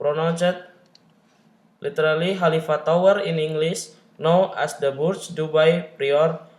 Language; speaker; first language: English; non-native, learner; Indonesian